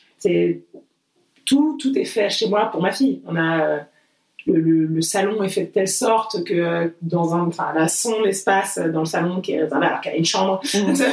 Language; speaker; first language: French; early bilingual, other home language; Portuguese